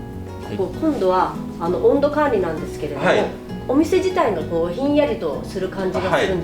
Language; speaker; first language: Japanese; native; Japanese